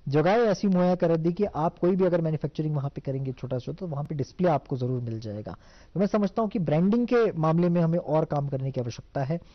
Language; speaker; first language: Hindi; non-native, local second language; Marathi